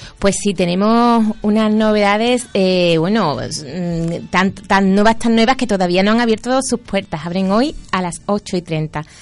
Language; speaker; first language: Spanish; native; Spanish